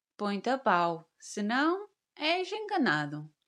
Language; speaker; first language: Portuguese; native; Portuguese